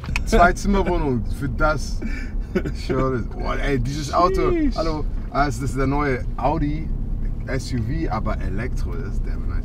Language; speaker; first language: German; native; German